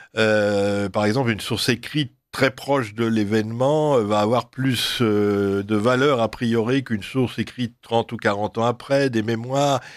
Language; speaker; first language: French; native; French